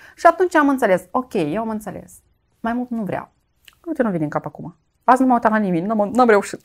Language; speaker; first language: Romanian; native; Romanian